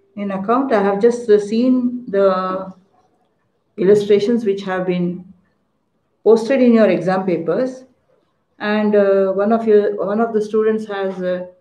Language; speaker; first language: English; non-native, local second language; Kannada